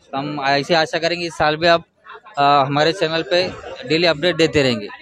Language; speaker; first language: Hindi; non-native, local second language; Marathi